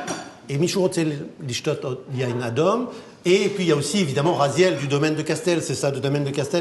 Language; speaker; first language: French; native; French